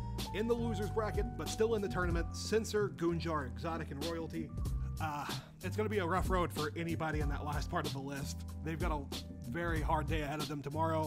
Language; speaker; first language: English; native; English